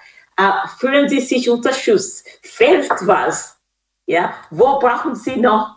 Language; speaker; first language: German; non-native, fluent; Kinyarwanda